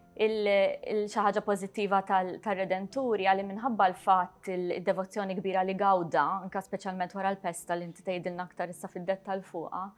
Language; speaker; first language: Maltese; native; Maltese